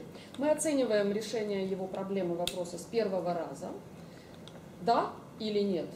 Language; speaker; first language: Russian; native; Russian